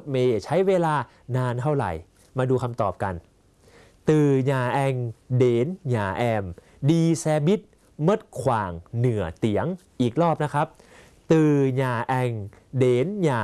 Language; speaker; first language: Thai; native; Thai